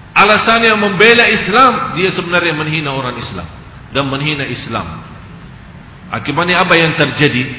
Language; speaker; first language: Indonesian; non-native, fluent; Arabic